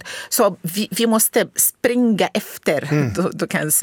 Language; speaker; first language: Swedish; non-native, fluent; Arabic